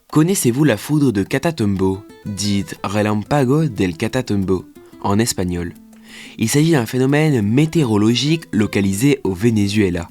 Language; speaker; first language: French; native; French